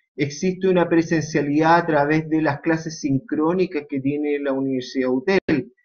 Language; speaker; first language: Spanish; native; Spanish